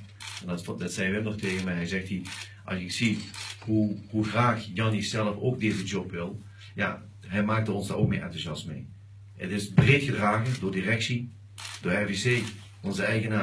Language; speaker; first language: Dutch; native; Dutch